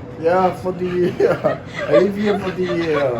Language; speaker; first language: English; non-native, learner; Thai